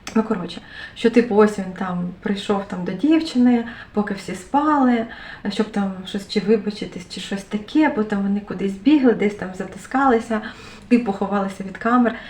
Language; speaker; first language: Ukrainian; native; Ukrainian